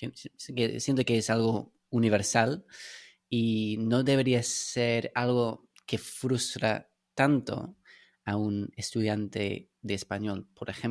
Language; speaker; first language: Spanish; non-native, fluent; English